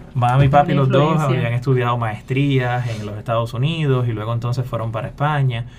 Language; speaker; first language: Spanish; native; Spanish